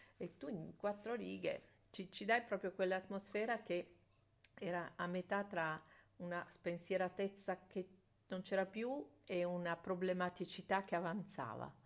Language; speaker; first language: Italian; native; Italian